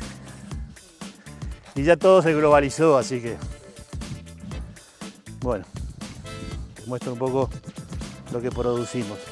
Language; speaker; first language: Spanish; native; Spanish